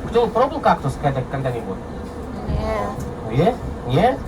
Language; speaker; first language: Russian; non-native, learner; Arabic